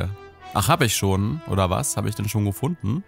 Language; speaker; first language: German; native; German